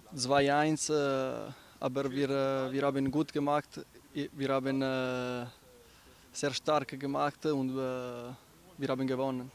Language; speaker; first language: German; non-native, learner; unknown